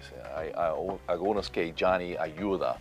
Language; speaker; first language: Spanish; non-native, learner; English